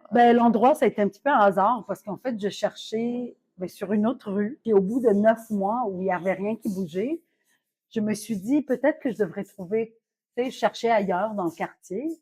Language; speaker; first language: French; non-native, fluent; Arabic